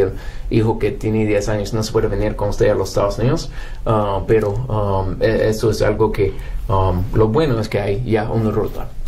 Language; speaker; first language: Spanish; non-native, fluent; English